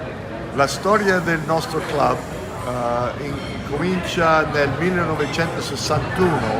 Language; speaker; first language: Italian; early bilingual, heritage; English